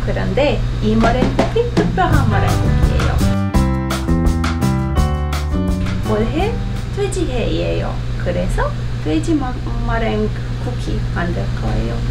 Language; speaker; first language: Korean; non-native, learner; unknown